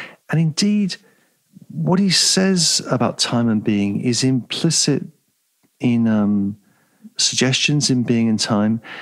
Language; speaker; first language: English; native; English